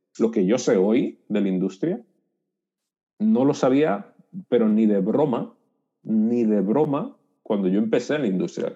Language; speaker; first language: Spanish; native; Spanish